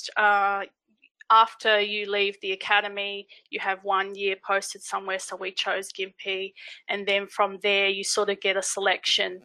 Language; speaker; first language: English; native; English